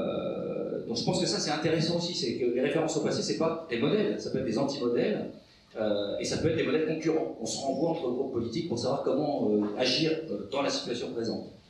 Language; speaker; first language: French; native; French